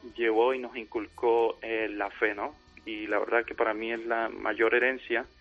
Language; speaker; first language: Spanish; native; Spanish